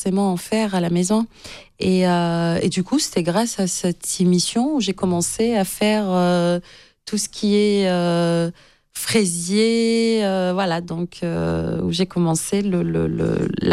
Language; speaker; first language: French; non-native, local second language; Arabic